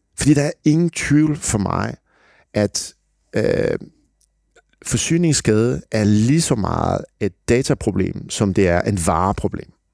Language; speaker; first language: Danish; non-native, fluent; French